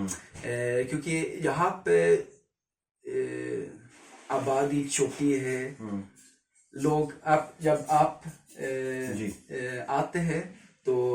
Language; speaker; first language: Hindi; non-native, learner; Swedish